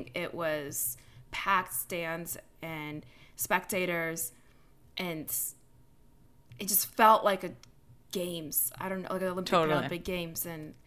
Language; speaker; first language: English; early bilingual, other home language; Ukrainian